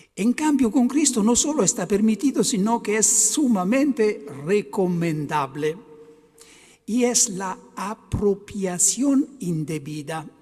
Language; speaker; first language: Spanish; non-native, fluent; Italian